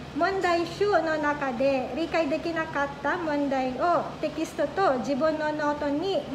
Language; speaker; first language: Japanese; non-native, fluent; Filipino